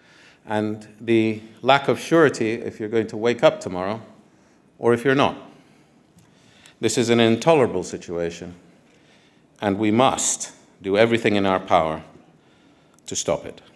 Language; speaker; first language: English; non-native, fluent; Arabic